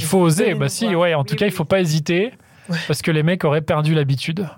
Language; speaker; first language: French; native; French